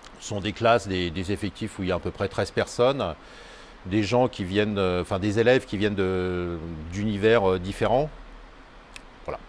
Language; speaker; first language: French; native; French